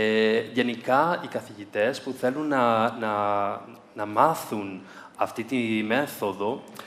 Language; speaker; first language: Greek; non-native, fluent; Spanish